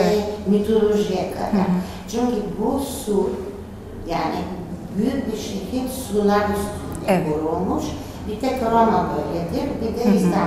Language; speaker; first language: Turkish; non-native, fluent; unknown